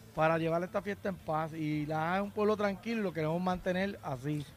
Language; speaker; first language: Spanish; native; Spanish